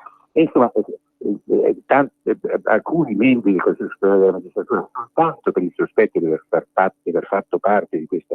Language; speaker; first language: Italian; native; Italian